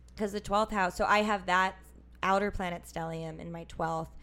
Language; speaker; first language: English; native; English